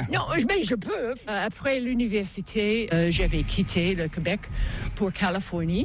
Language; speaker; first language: French; non-native, fluent; English